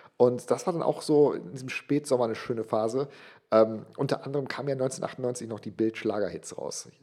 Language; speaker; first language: German; non-native, local second language; English